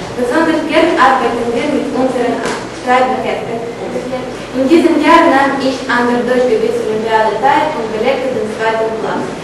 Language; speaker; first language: German; non-native, learner; Ukrainian